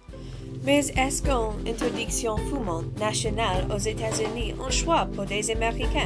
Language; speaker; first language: French; non-native, learner; English